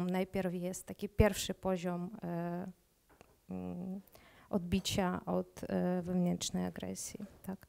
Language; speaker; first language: Polish; non-native, learner; Ukrainian